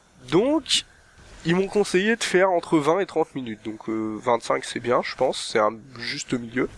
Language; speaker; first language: French; native; French